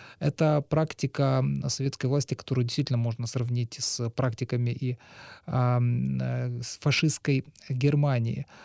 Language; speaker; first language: Russian; native; Russian